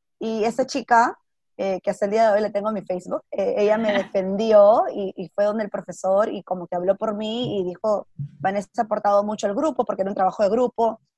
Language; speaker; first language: Spanish; native; Spanish